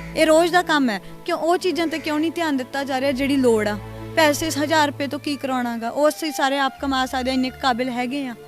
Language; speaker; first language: Punjabi; native; Punjabi